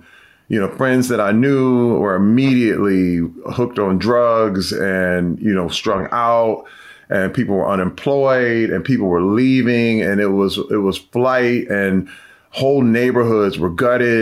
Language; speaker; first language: English; native; English